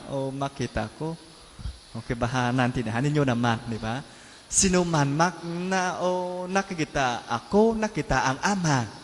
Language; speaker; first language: Filipino; non-native, learner; Vietnamese